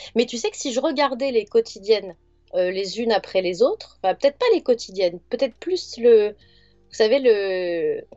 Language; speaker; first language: French; native; French